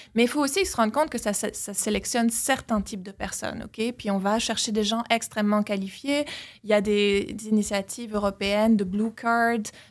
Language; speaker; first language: French; native; French